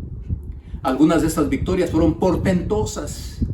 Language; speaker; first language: Spanish; native; Spanish